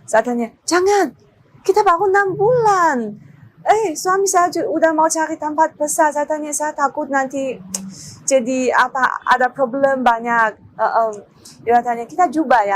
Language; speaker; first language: Indonesian; non-native, learner; Chinese